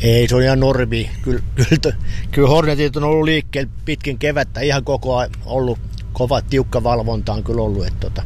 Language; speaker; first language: Finnish; native; Finnish